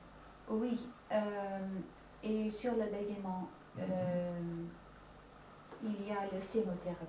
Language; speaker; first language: French; non-native, fluent; Dutch